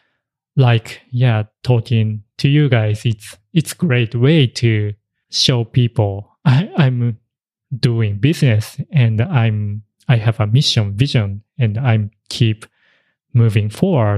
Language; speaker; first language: English; non-native, fluent; Japanese